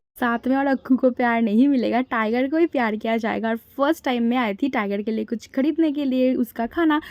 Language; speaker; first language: Hindi; non-native, local second language; Bangla